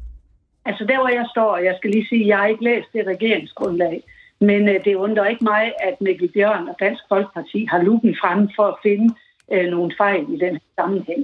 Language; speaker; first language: Danish; native; Danish